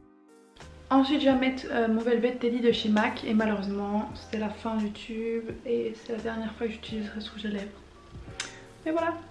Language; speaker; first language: French; native; French